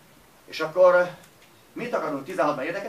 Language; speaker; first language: Hungarian; native; Hungarian